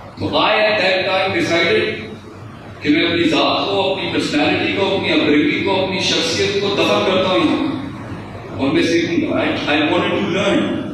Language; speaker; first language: Urdu; native; Urdu